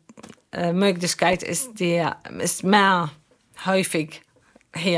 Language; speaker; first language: German; non-native, learner; Arabic